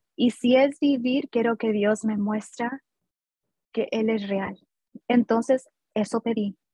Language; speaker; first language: Spanish; early bilingual, heritage; Spanish